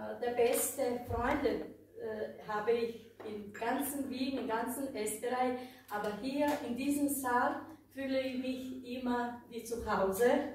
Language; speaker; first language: German; non-native, fluent; Bosnian